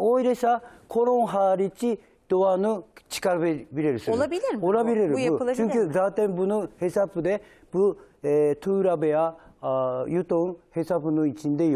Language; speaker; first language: Turkish; non-native, learner; Japanese